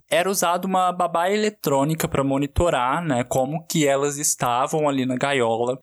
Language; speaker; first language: Portuguese; native; Portuguese